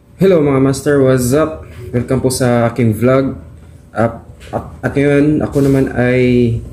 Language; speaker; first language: Filipino; non-native, local second language; Hiligaynon